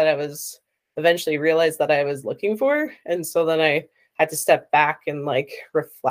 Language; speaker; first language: English; native; English